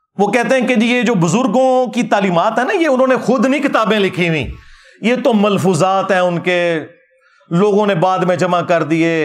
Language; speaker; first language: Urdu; non-native, local second language; Punjabi